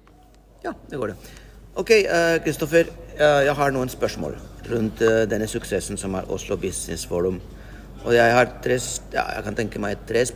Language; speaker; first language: Norwegian; non-native, fluent; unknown